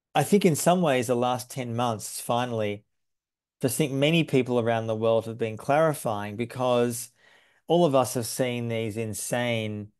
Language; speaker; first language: English; native; English